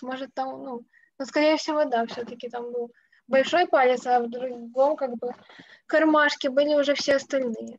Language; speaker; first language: Russian; native; Russian